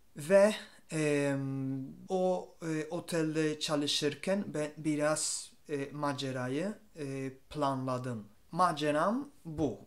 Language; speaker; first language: Turkish; non-native, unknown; Spanish